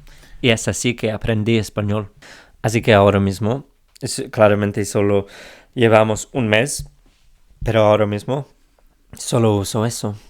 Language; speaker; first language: Spanish; non-native, fluent; English